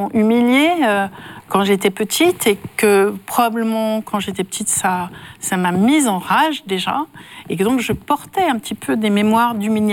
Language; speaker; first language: French; native; French